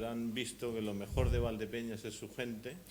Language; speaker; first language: Spanish; native; Spanish